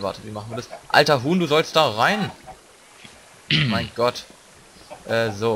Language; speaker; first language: German; native; German